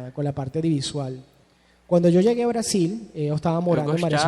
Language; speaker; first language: Portuguese; non-native, learner; Spanish